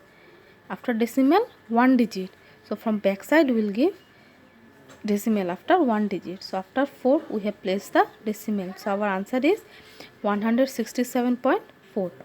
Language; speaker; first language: English; non-native, local second language; Assamese